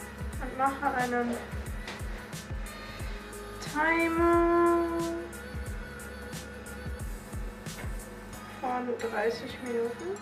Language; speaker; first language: German; native; German